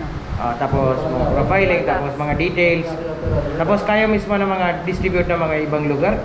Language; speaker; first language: Filipino; non-native, learner; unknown